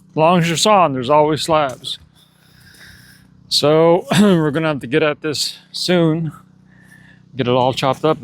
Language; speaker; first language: English; native; English